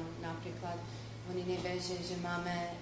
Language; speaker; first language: Czech; non-native, fluent; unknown